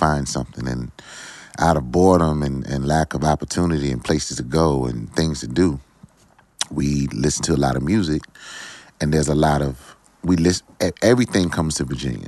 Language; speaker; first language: English; native; English